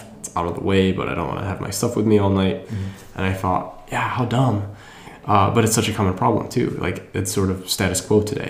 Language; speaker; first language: English; native; English